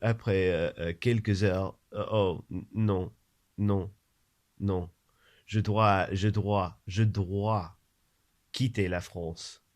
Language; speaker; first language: French; non-native, learner; English